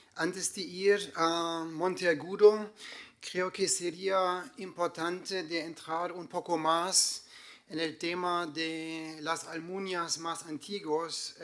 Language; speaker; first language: Spanish; non-native, fluent; German